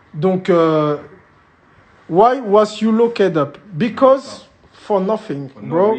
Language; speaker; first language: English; non-native, learner; French